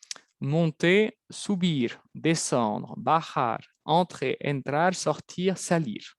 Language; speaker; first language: Spanish; non-native, fluent; French